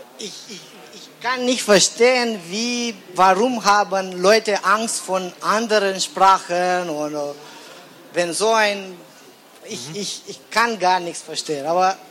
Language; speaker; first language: German; non-native, fluent; Romanian